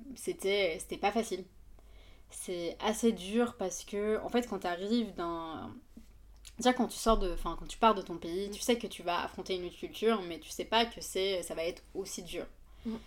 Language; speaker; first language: French; non-native, fluent; Arabic